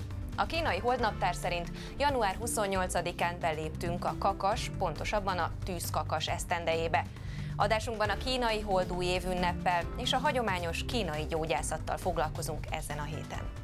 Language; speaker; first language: Hungarian; native; Hungarian